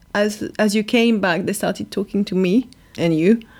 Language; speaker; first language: English; non-native, fluent; French